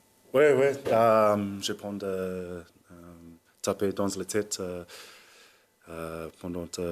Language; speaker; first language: French; non-native, learner; English